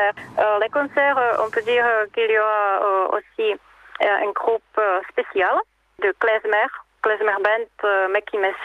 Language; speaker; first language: French; non-native, learner; Czech